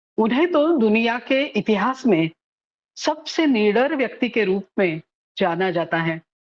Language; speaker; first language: Hindi; non-native, local second language; Marathi